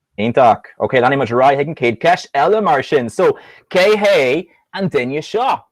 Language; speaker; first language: Irish; native; Irish